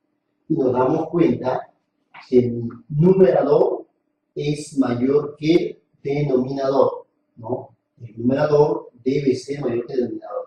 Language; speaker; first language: Spanish; native; Spanish